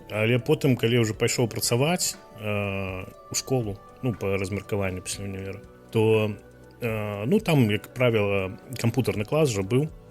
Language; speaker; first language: Belarusian; non-native, local second language; Russian